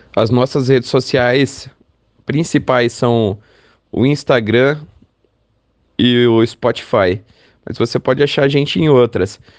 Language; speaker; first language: Portuguese; native; Portuguese